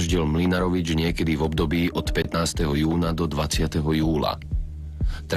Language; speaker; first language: Slovak; native; Slovak